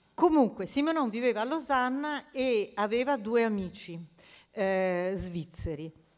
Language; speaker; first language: Italian; native; Italian